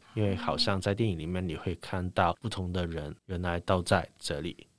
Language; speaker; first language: Chinese; non-native, local second language; Cantonese